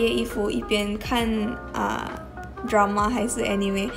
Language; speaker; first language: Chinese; non-native, local second language; Malay